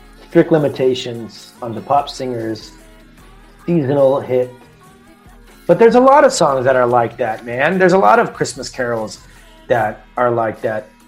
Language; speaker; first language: English; native; English